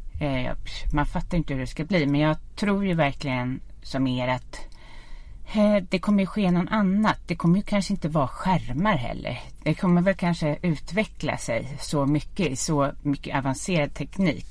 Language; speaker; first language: Swedish; native; Swedish